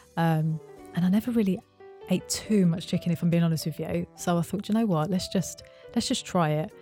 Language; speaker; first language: English; native; English